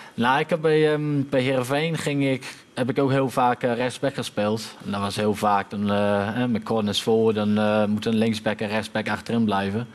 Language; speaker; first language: Dutch; native; Dutch